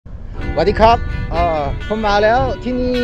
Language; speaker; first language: Thai; non-native, learner; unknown